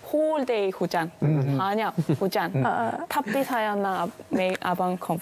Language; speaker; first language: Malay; non-native, learner; Korean